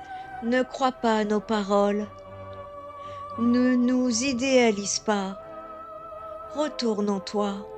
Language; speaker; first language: French; native; French